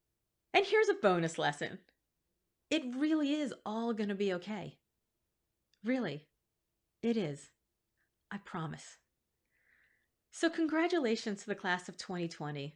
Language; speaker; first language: English; native; English